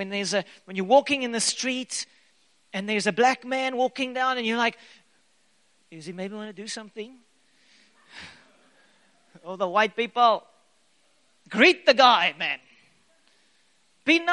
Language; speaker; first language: English; native; English